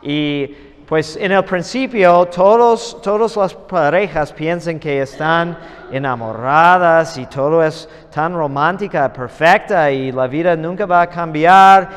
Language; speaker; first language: Spanish; non-native, fluent; English